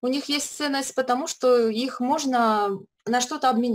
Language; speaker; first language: Russian; native; Russian